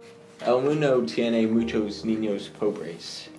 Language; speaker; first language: Spanish; non-native, learner; English